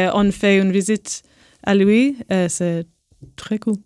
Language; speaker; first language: French; non-native, learner; English